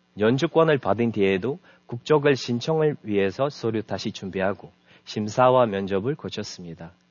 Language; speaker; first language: Korean; non-native, fluent; Russian